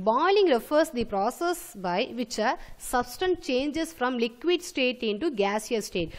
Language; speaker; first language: English; non-native, local second language; Tamil